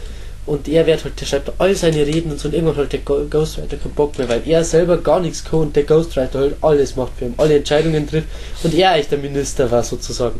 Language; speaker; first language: German; native; German